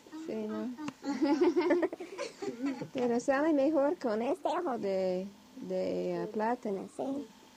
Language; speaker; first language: Spanish; non-native, learner; English